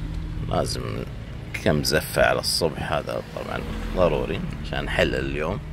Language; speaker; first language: Arabic; native; Arabic